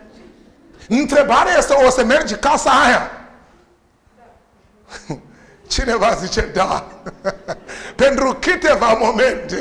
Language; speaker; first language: Romanian; non-native, learner; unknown